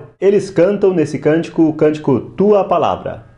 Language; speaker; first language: Portuguese; native; Portuguese